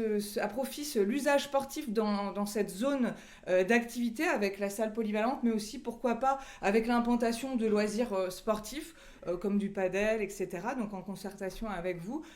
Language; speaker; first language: French; native; French